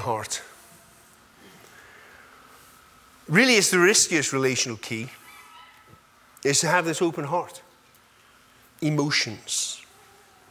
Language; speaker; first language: English; native; English